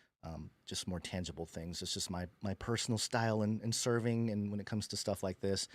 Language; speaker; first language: English; native; English